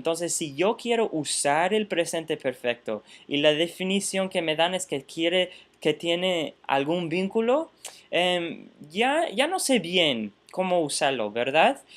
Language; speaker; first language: Spanish; non-native, fluent; English